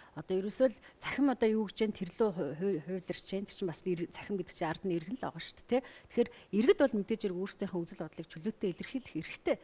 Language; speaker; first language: Mongolian; native; Mongolian